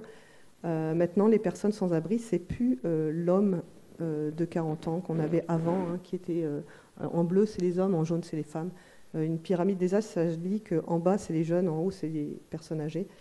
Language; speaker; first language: French; native; French